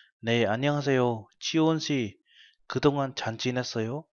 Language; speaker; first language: Korean; non-native, fluent; Vietnamese